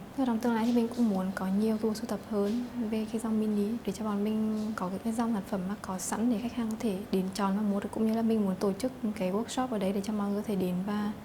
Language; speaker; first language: Vietnamese; native; Vietnamese